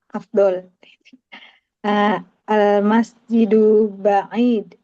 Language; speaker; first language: Arabic; non-native, learner; Indonesian